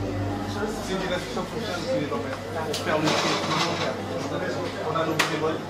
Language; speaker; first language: French; native; French